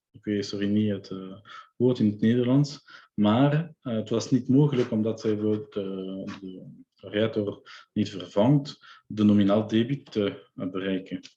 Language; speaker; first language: Dutch; non-native, local second language; French